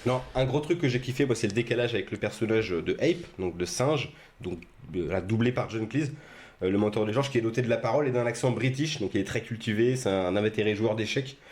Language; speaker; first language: French; native; French